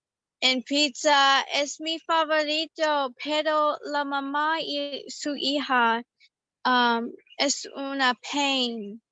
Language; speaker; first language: Spanish; non-native, learner; English